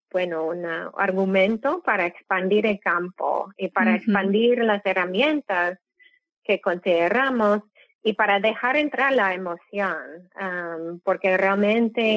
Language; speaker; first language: Spanish; non-native, fluent; English